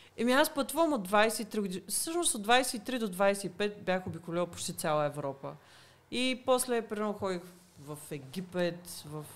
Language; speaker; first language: Bulgarian; early bilingual, heritage; Bulgarian